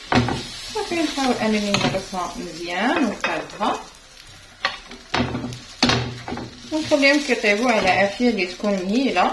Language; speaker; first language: Arabic; native; Arabic